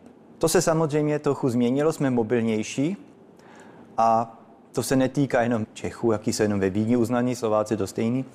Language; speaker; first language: Czech; early bilingual, heritage; Czech